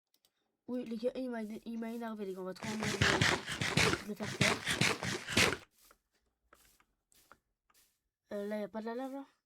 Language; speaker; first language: French; native; French